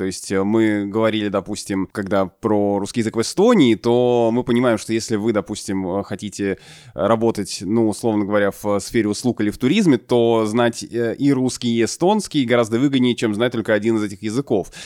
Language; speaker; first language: Russian; native; Russian